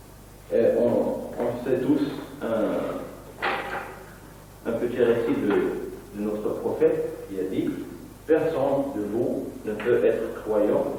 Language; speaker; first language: French; non-native, local second language; Arabic